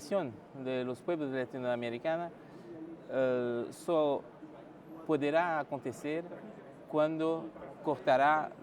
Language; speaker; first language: Spanish; non-native, learner; French